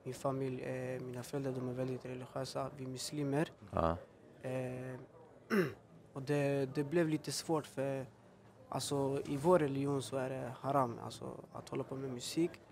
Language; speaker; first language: Swedish; early bilingual, other home language; Albanian